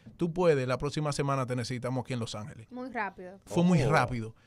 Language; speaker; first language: Spanish; early bilingual, heritage; Spanish